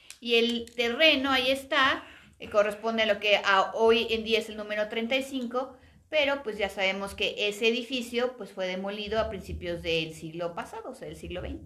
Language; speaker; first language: Spanish; native; Spanish